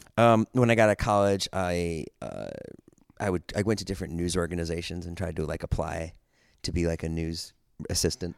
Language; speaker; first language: English; native; English